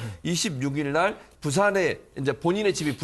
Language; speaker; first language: Korean; native; Korean